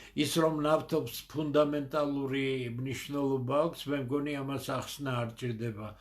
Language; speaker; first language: Georgian; native; Georgian